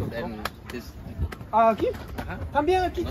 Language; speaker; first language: Spanish; non-native, learner; Japanese